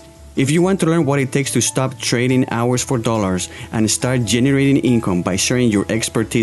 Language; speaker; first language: English; non-native, fluent; Spanish